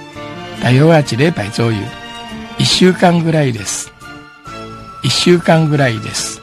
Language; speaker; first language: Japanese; non-native, fluent; Min Nan Chinese